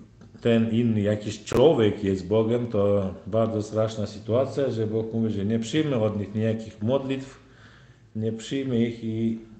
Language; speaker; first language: Polish; non-native, learner; Turkmen